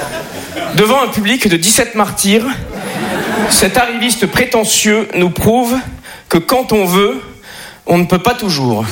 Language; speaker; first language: French; native; French